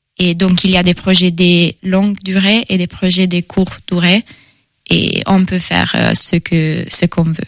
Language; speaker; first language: French; non-native, fluent; Italian